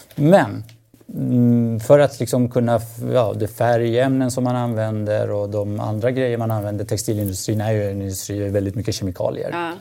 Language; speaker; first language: Swedish; native; Swedish